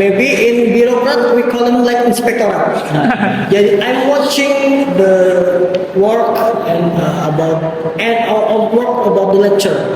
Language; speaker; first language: English; non-native, learner; Indonesian